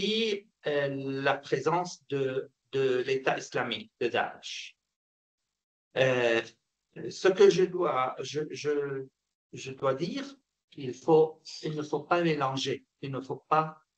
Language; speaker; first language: French; non-native, fluent; Arabic